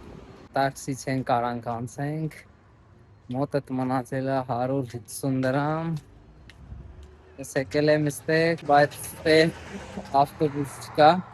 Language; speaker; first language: Armenian; non-native, learner; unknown